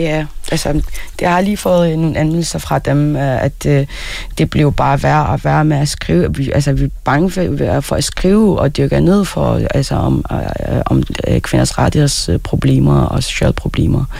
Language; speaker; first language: Danish; early bilingual, other home language; Arabic